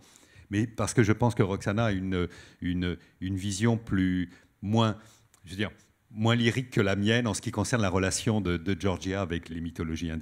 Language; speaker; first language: French; native; French